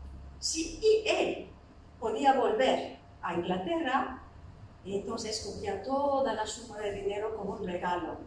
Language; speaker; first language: Spanish; non-native, fluent; Turkish